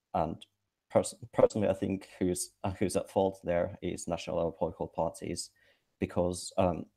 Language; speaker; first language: English; non-native, fluent; Finnish